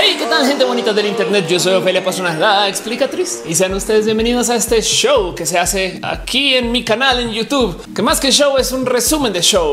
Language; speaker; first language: Spanish; native; Spanish